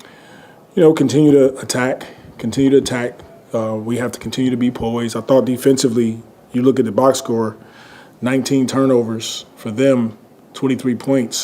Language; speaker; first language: English; native; English